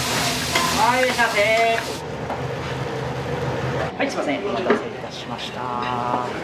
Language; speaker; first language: Japanese; native; Japanese